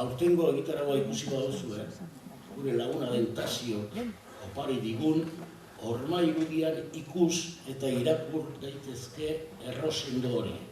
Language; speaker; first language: Basque; native; Basque